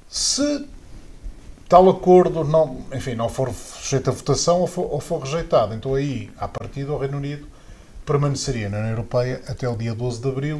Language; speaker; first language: Portuguese; native; Portuguese